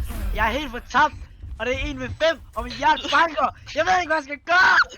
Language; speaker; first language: Danish; native; Danish